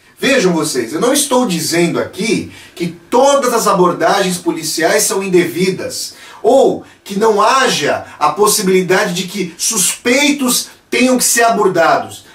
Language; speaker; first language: Portuguese; native; Portuguese